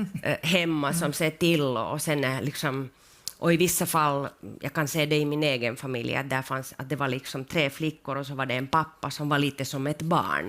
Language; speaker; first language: Swedish; native; Swedish